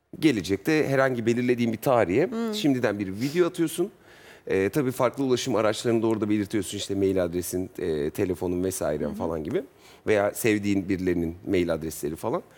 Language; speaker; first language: Turkish; native; Turkish